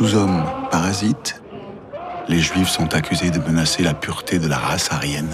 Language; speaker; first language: French; native; French